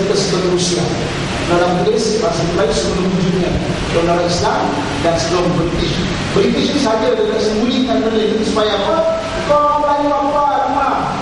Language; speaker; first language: Malay; native; Malay